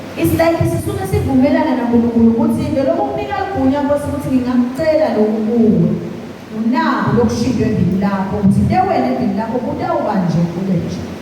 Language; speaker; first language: Zulu; non-native, local second language; Swati